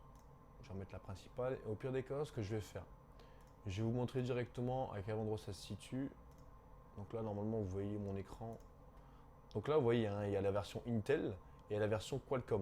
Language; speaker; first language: French; native; French